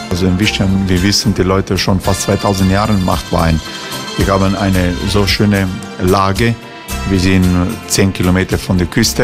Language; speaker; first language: German; non-native, fluent; Croatian